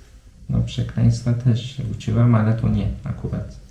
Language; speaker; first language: Polish; non-native, fluent; Turkish